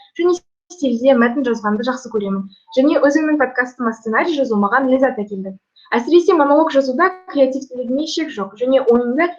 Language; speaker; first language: Kazakh; non-native, local second language; Russian